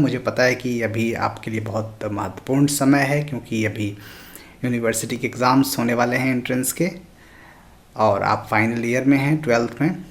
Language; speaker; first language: Hindi; native; Hindi